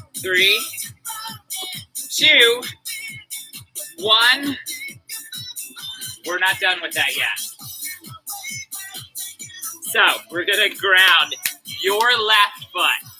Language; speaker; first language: English; native; English